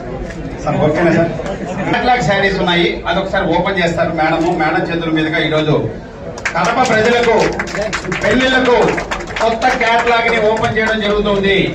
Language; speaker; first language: Telugu; native; Telugu